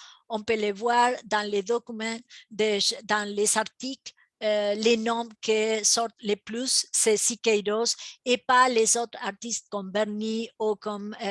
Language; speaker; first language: French; non-native, fluent; Spanish